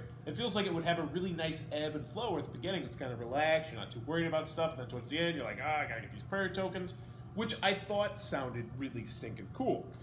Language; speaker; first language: English; native; English